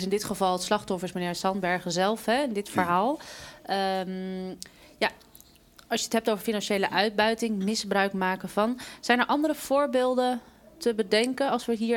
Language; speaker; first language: Dutch; native; Dutch